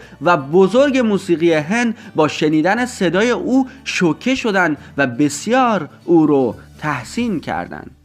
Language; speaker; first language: Persian; native; Persian